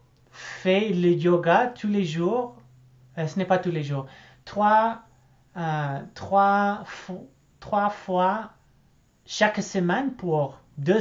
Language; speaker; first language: French; non-native, learner; English